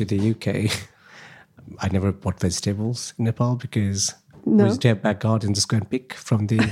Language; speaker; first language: English; non-native, local second language; Nepali